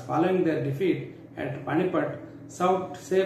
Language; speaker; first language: English; non-native, local second language; Kannada